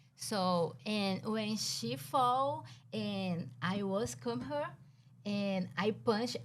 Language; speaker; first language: English; non-native, learner; Portuguese